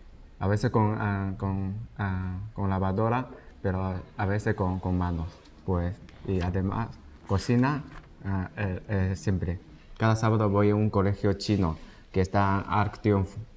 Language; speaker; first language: Spanish; non-native, learner; Chinese